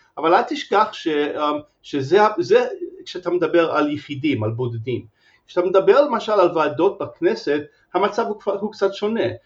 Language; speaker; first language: Hebrew; non-native, fluent; English